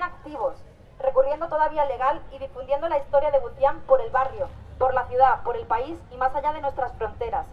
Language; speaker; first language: Spanish; native; Spanish